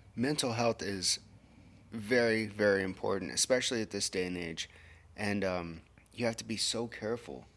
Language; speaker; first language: English; native; English